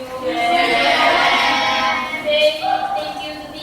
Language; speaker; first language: English; non-native, learner; Indonesian